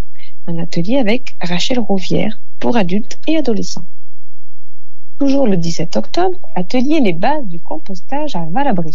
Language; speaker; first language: French; native; French